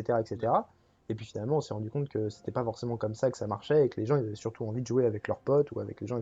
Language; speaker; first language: French; native; French